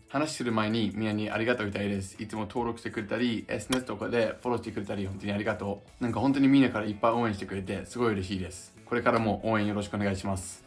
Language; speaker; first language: Japanese; non-native, fluent; English